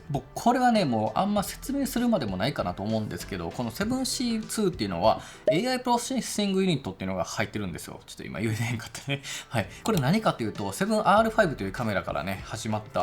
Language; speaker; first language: Japanese; native; Japanese